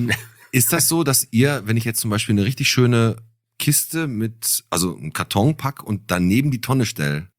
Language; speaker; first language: German; native; German